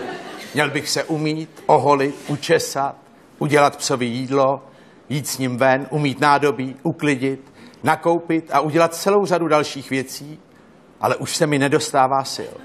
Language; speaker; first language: Czech; native; Czech